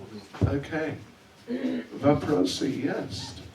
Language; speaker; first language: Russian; non-native, learner; English